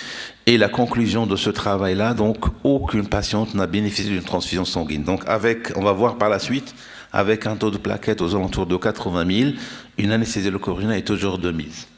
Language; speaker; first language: French; non-native, local second language; Arabic